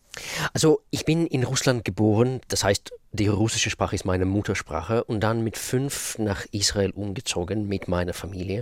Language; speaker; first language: German; non-native, fluent; Russian